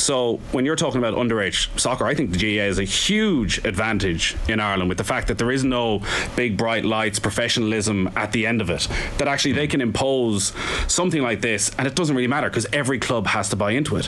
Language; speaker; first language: English; native; English